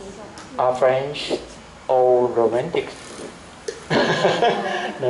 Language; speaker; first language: English; non-native, learner; Chinese